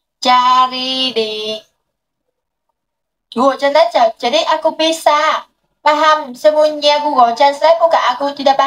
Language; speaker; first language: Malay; non-native, learner; Vietnamese